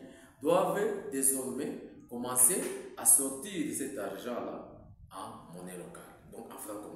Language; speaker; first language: French; non-native, local second language; Swahili